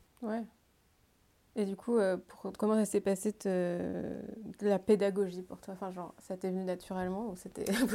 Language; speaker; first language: French; native; French